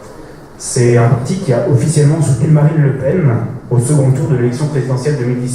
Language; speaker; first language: French; native; French